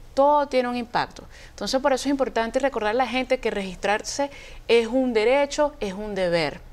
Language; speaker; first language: Spanish; native; Spanish